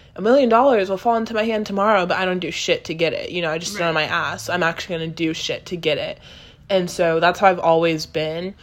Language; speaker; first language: English; native; English